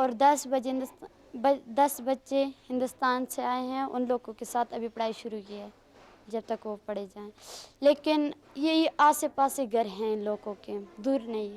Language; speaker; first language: Hindi; non-native, fluent; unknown